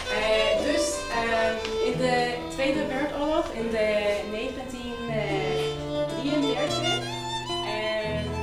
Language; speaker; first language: Dutch; non-native, fluent; Hebrew